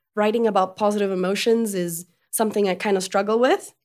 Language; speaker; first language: English; non-native, fluent; French